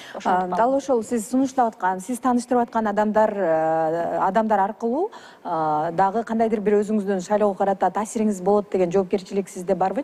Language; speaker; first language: Kyrgyz; native; Kyrgyz